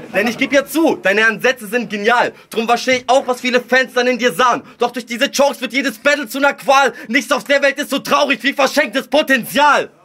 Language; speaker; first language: German; early bilingual, other home language; Russian